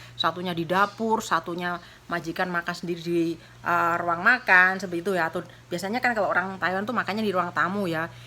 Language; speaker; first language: Indonesian; non-native, local second language; Javanese